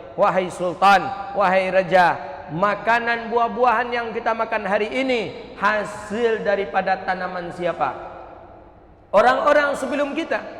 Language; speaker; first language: Malay; non-native, local second language; Minangkabau